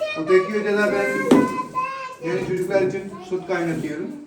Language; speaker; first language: Turkish; native; Turkish